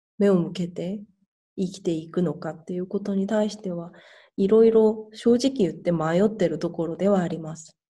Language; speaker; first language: Japanese; non-native, fluent; Korean